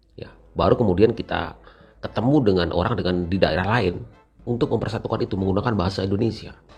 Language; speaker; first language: Indonesian; native; Indonesian